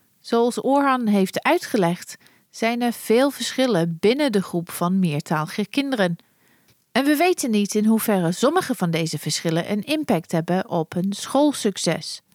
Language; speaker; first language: Dutch; non-native, fluent; English